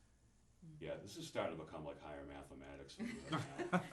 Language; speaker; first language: English; native; English